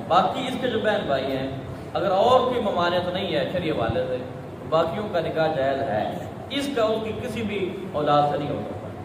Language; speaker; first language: Urdu; non-native, local second language; Punjabi